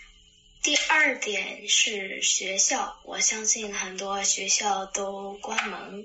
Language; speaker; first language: Chinese; early bilingual, heritage; Chinese